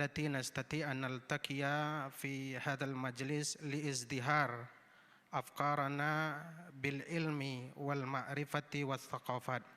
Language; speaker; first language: Arabic; non-native, fluent; Indonesian